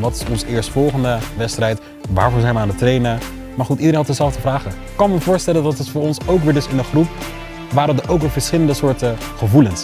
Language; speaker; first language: Dutch; native; Dutch